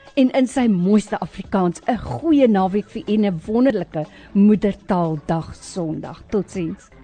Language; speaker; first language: Afrikaans; native; Afrikaans